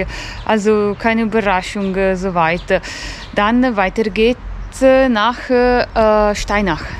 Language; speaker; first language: German; non-native, fluent; Italian